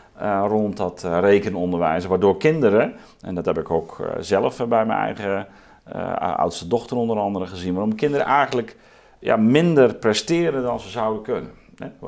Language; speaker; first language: Dutch; native; Dutch